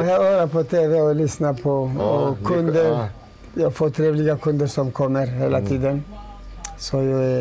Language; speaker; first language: Swedish; non-native, learner; Turoyo